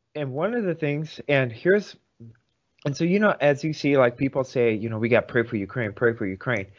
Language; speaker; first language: English; early bilingual, other home language; Russian